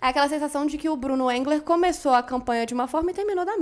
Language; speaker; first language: Portuguese; native; Portuguese